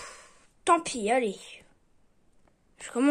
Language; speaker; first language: French; native; French